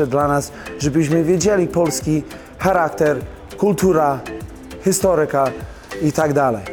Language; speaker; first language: Polish; early bilingual, heritage; Polish